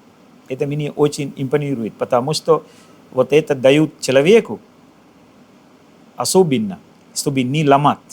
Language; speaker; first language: Russian; non-native, fluent; Sinhala